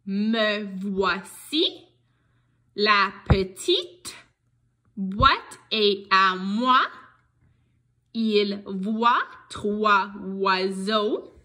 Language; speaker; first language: French; non-native, local second language; English